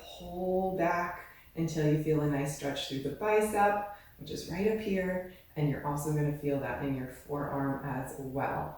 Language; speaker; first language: English; native; English